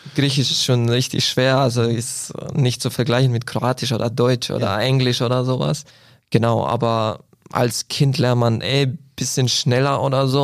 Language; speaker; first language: German; non-native, fluent; Croatian